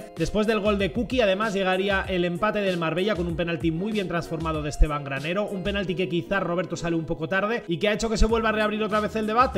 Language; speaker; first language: Spanish; native; Spanish